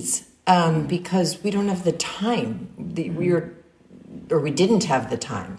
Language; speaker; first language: English; native; English